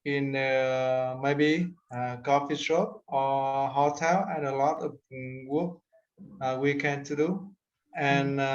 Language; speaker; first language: English; non-native, learner; Vietnamese